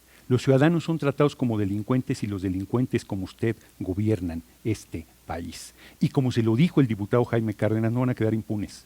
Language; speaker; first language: Spanish; native; Spanish